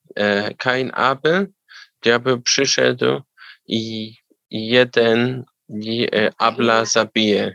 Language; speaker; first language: Polish; non-native, learner; German